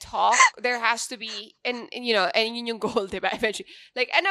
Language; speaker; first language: English; non-native, local second language; Pampanga